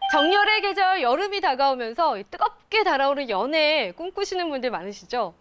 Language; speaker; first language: Korean; native; Korean